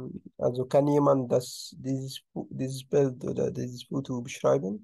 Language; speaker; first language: German; non-native, learner; Arabic